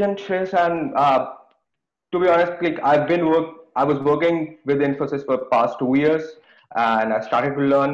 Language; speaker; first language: English; non-native, local second language; Hindi